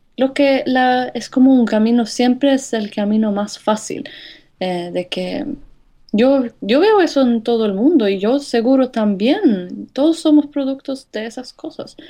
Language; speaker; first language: Spanish; non-native, fluent; Swedish